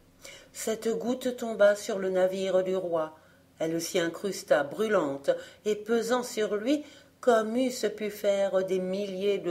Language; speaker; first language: French; native; French